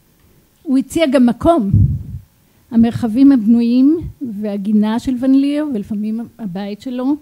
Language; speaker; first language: Hebrew; native; Hebrew